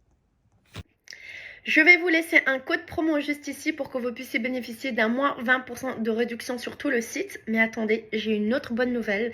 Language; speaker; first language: French; native; French